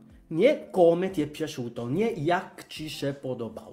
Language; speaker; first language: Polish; non-native, fluent; Italian